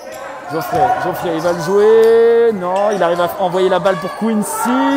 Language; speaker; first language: French; native; French